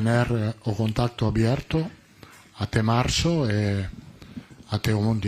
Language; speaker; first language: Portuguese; non-native, learner; Italian